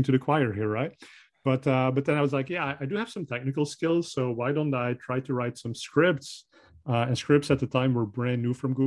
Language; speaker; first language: English; non-native, fluent; Dutch